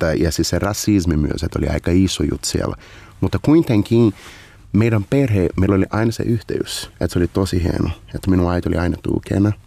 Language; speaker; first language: Finnish; non-native, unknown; Portuguese